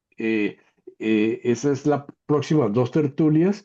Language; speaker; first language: Spanish; native; Spanish